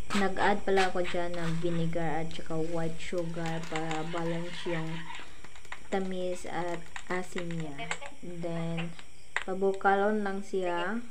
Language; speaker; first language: Filipino; non-native, local second language; Cebuano